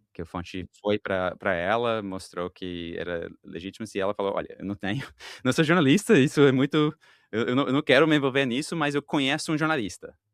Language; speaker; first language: Portuguese; non-native, fluent; English